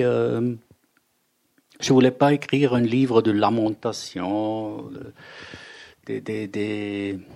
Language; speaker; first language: French; non-native, fluent; German